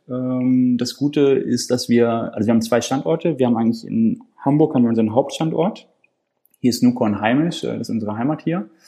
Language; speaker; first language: German; native; German